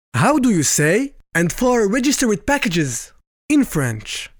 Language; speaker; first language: English; non-native, fluent; French